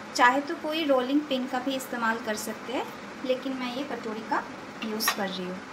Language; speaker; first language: Hindi; non-native, local second language; Bangla